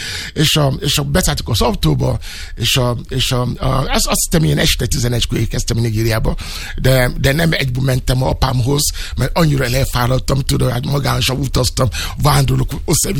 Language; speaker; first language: Hungarian; non-native, fluent; Yoruba